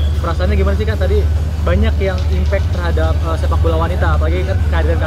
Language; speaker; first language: Indonesian; native; Indonesian